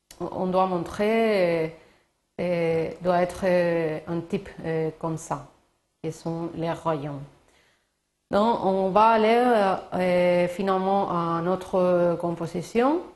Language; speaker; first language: French; non-native, learner; Spanish